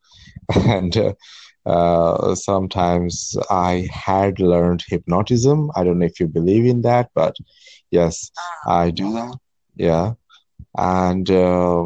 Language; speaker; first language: English; non-native, local second language; Bangla